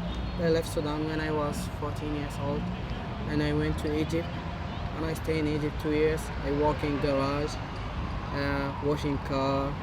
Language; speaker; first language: English; non-native, learner; Arabic